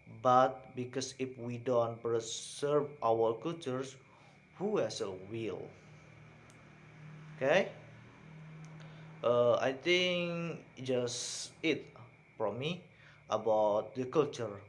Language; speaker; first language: English; non-native, learner; Indonesian